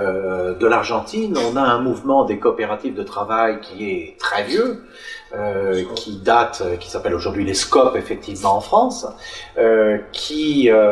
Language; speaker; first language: French; native; French